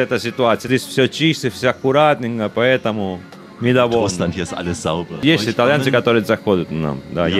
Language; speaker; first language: Russian; non-native, learner; Italian